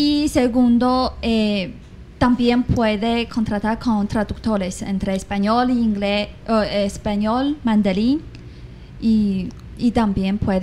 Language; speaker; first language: Spanish; non-native, fluent; Chinese